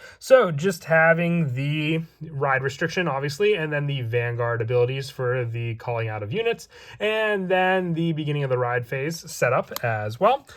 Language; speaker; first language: English; native; English